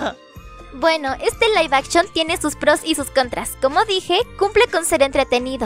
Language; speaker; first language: Spanish; native; Spanish